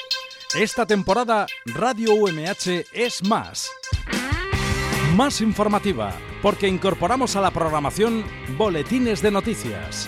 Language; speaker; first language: Spanish; native; Spanish